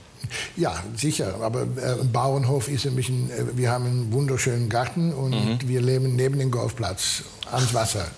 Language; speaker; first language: German; non-native, learner; Dutch